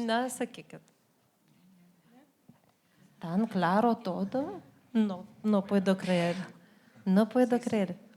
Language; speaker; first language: Spanish; non-native, fluent; Lithuanian